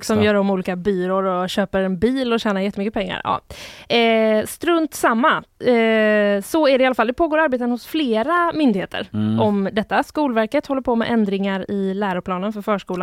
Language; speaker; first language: Swedish; native; Swedish